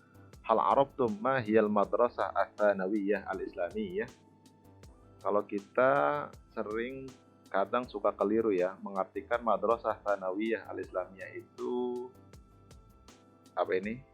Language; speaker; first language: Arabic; non-native, fluent; Indonesian